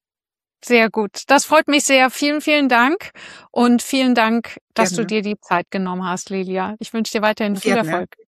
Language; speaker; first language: German; native; German